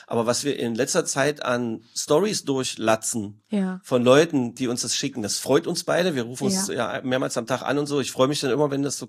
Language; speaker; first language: German; native; German